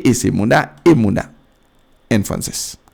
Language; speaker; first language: Spanish; non-native, fluent; French